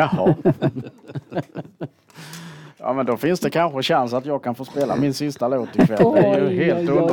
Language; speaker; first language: Swedish; native; Swedish